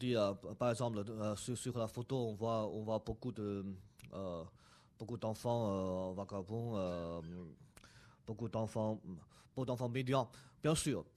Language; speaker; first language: French; non-native, fluent; Chinese